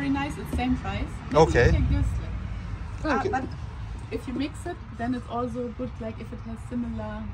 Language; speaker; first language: English; non-native, fluent; German